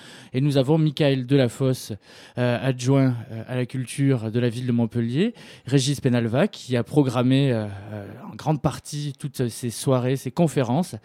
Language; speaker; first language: French; native; French